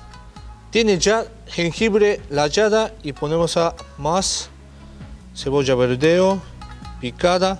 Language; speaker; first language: Spanish; non-native, learner; Japanese